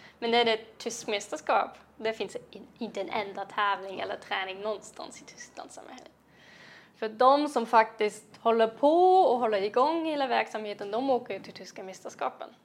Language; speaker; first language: Swedish; non-native, fluent; German